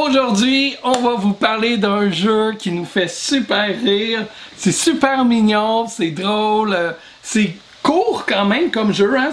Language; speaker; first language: French; native; French